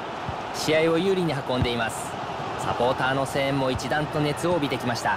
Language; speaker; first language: Japanese; native; Japanese